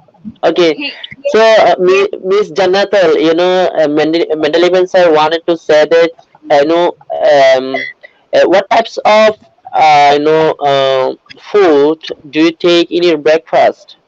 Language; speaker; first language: English; non-native, learner; Bangla